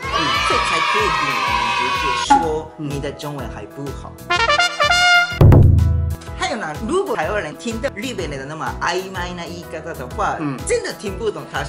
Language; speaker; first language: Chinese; non-native, fluent; Japanese